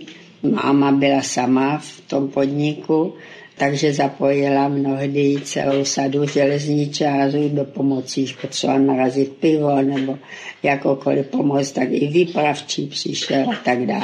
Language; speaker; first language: Czech; native; Czech